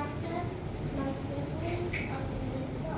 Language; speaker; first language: English; non-native, learner; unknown